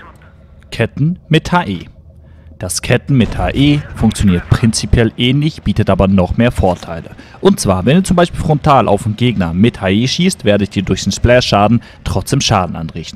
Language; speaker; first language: German; native; German